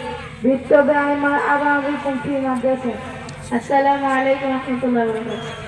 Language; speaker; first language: Arabic; non-native, learner; Bangla